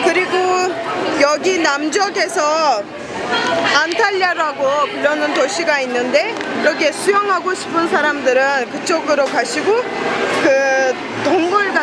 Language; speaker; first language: Korean; non-native, fluent; Turkish